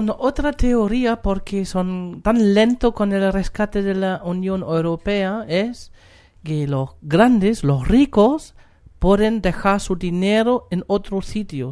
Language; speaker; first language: Spanish; non-native, fluent; German